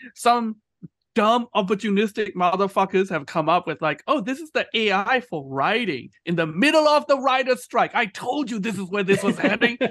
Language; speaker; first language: English; non-native, fluent; Burmese